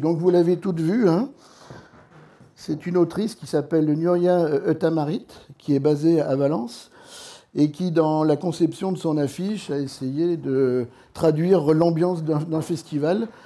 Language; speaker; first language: French; native; French